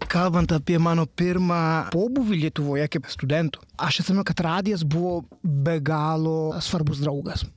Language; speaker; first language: Lithuanian; non-native, fluent; Italian